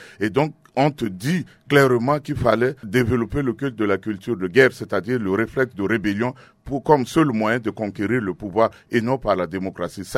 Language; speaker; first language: French; non-native, local second language; Sango